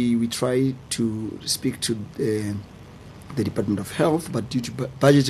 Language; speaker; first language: English; non-native, local second language; Southern Sotho